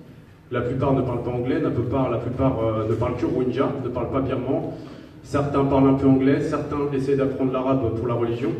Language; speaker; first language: French; native; French